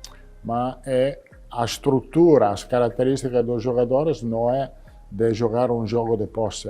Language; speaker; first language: Portuguese; non-native, learner; Italian